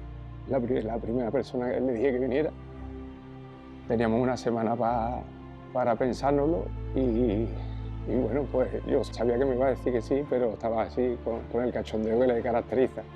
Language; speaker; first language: Spanish; native; Spanish